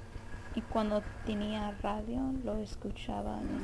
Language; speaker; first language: Spanish; early bilingual, heritage; Spanish